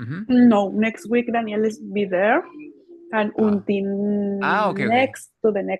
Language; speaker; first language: English; non-native, learner; Spanish